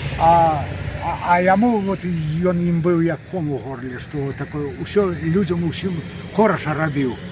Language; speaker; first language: Belarusian; native; Belarusian